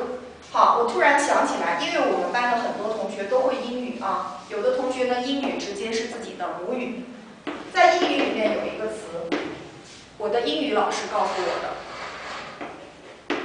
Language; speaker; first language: Chinese; native; Chinese